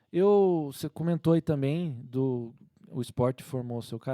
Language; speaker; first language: Portuguese; native; Portuguese